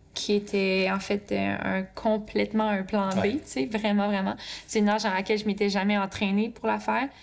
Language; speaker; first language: French; native; French